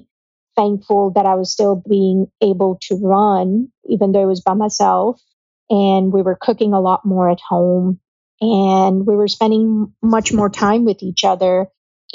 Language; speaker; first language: English; non-native, local second language; Gujarati